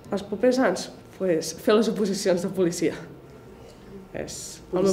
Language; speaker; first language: Catalan; early bilingual, other home language; Spanish